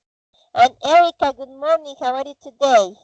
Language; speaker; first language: English; non-native, fluent; Spanish